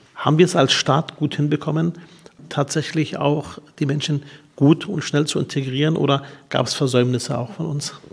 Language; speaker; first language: German; early bilingual, other home language; Arabic